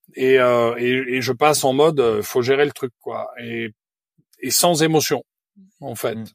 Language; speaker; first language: French; native; French